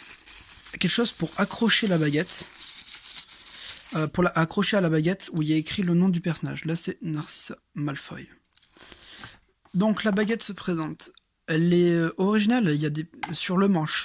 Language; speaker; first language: French; native; French